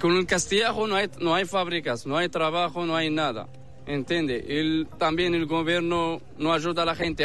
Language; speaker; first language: Spanish; non-native, learner; Arabic